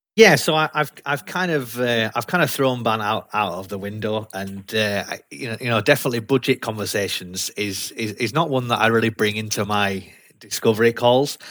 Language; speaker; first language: English; native; English